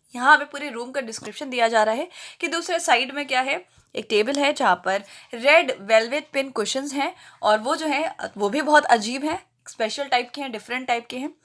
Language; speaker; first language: Hindi; native; Hindi